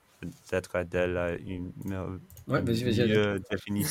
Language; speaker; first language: French; non-native, fluent; English